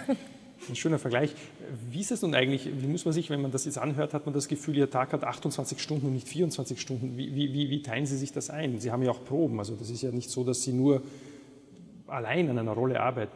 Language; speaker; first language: German; native; German